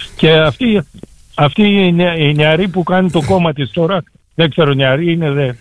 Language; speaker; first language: Greek; early bilingual, heritage; Greek